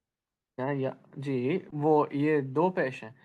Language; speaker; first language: Hindi; non-native, learner; Urdu